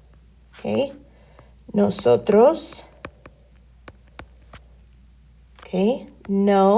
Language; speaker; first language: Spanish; non-native, fluent; English